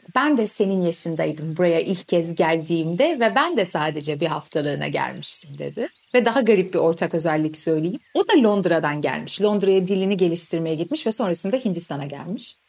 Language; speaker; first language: Turkish; native; Turkish